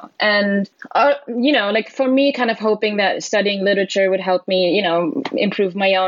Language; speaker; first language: English; non-native, fluent; German